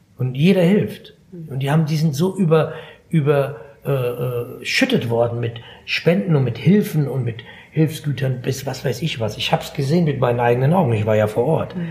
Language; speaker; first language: German; early bilingual, other home language; Arabic